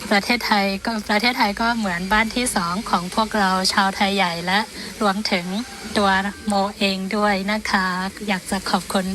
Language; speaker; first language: Thai; non-native, fluent; Shan